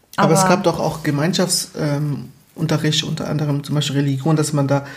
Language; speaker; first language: German; early bilingual, other home language; Portuguese